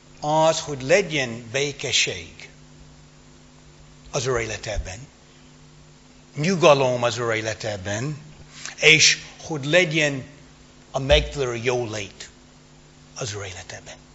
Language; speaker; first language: Hungarian; non-native, fluent; English